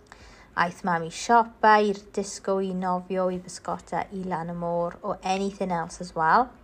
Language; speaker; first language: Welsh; non-native, local second language; English